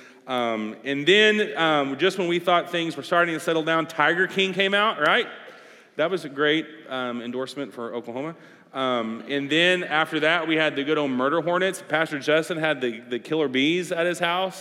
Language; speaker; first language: English; native; English